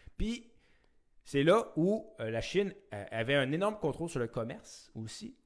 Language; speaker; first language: French; native; French